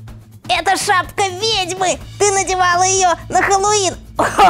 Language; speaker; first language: Russian; native; Russian